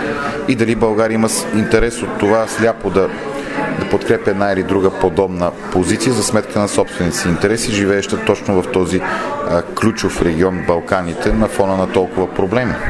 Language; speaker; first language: Bulgarian; native; Bulgarian